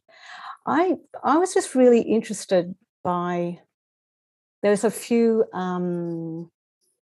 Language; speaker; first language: English; native; English